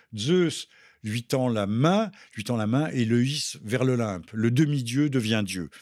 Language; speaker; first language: French; native; French